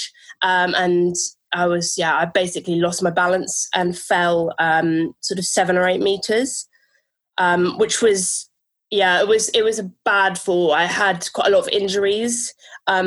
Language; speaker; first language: English; native; English